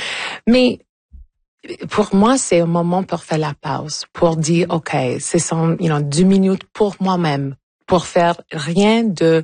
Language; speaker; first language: French; non-native, local second language; English